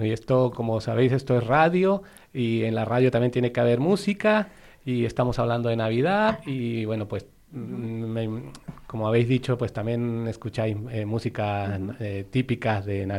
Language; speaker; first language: Spanish; native; Spanish